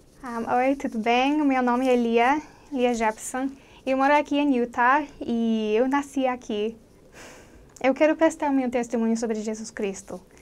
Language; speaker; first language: Portuguese; non-native, fluent; English